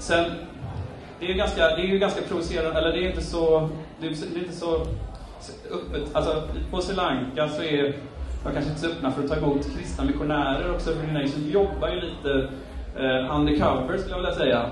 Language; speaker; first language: Swedish; native; Swedish